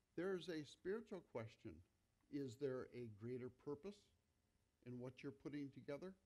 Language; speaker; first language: English; native; English